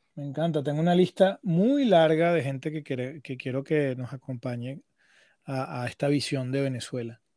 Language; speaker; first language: Spanish; native; Spanish